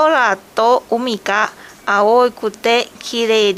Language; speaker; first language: Japanese; non-native, learner; Thai